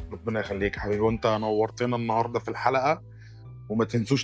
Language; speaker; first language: Arabic; native; Arabic